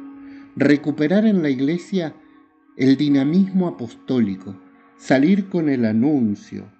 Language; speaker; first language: Spanish; native; Spanish